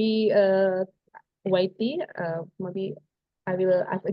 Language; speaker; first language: English; non-native, fluent; Indonesian